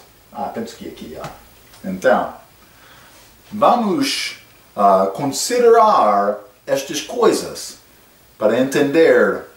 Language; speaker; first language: Portuguese; non-native, fluent; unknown